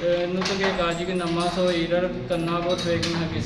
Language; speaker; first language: Korean; non-native, learner; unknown